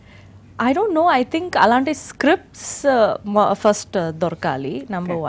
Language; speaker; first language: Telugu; non-native, fluent; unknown